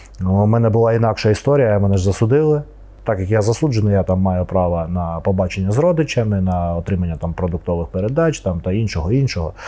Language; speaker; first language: Ukrainian; non-native, local second language; Russian